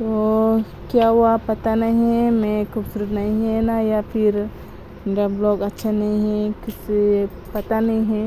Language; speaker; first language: Hindi; non-native, local second language; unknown